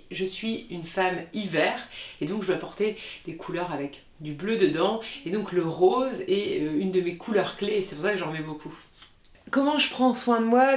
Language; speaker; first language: French; native; French